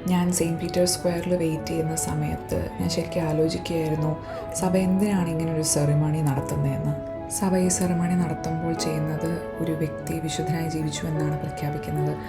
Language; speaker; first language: Malayalam; early bilingual, heritage; Malayalam